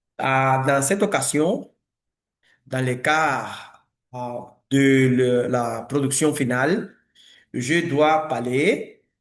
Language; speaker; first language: French; non-native, learner; Spanish